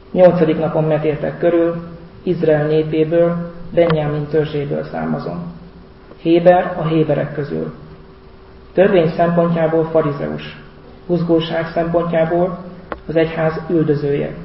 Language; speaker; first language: Hungarian; native; Hungarian